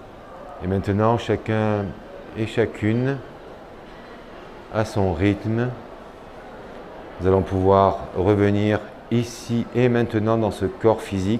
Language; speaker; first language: French; native; French